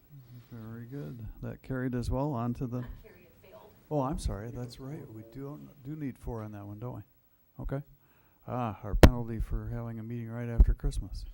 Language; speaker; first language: English; native; English